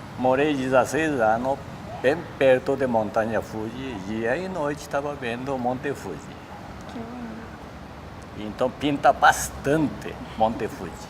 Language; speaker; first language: Portuguese; non-native, learner; Japanese